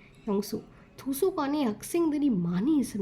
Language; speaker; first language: Korean; non-native, fluent; Hindi